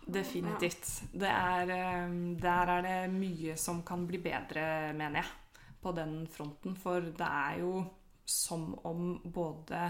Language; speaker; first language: Norwegian; native; Norwegian